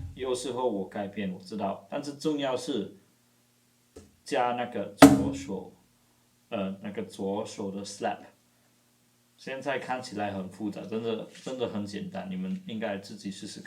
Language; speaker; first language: Chinese; non-native, fluent; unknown